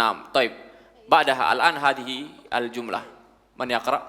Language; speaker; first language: Arabic; non-native, fluent; Indonesian